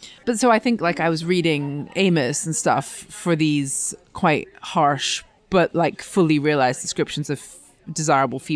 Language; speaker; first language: English; native; English